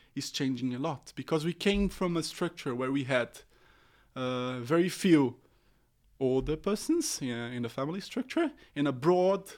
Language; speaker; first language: English; non-native, fluent; Portuguese